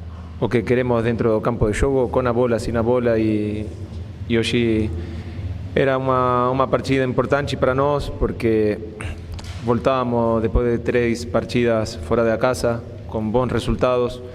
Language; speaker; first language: Portuguese; non-native, fluent; Spanish